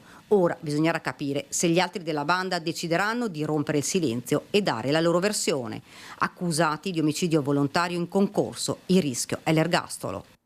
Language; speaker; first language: Italian; native; Italian